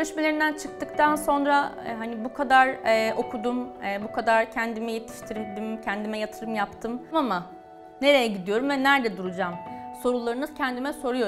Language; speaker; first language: Turkish; native; Turkish